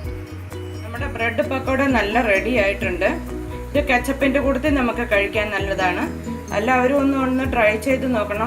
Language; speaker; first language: Malayalam; native; Malayalam